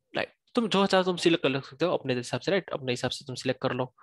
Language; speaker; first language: Hindi; native; Hindi